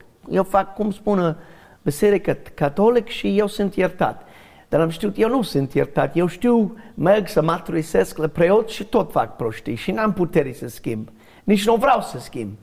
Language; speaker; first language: Romanian; non-native, learner; English